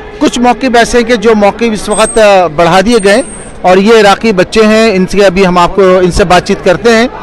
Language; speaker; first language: Urdu; native; Urdu